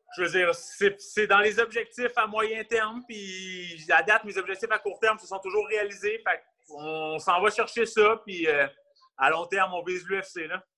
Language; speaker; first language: French; native; French